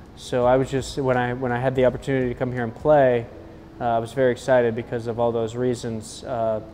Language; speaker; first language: English; native; English